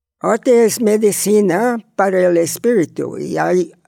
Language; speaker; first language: Spanish; non-native, learner; English